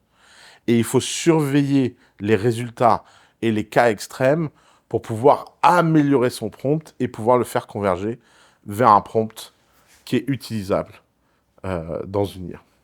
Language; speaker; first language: French; native; French